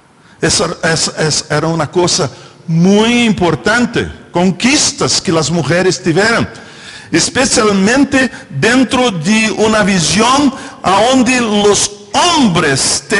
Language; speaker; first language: Spanish; non-native, fluent; Portuguese